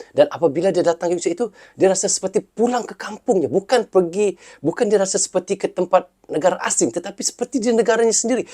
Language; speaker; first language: Malay; native; Malay